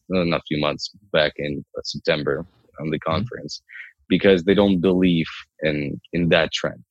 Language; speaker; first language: English; non-native, fluent; Ukrainian